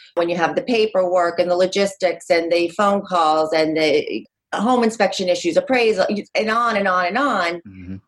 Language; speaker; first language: English; native; English